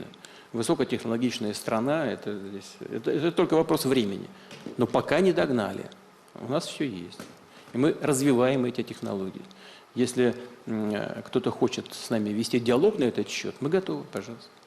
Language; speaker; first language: Russian; native; Russian